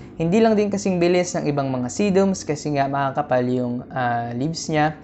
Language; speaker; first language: Filipino; native; Filipino